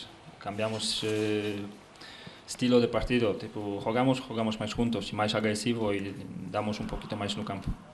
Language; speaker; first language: Spanish; non-native, learner; Polish